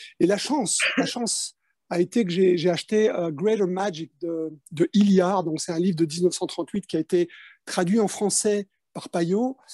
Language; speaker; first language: French; early bilingual, other home language; Spanish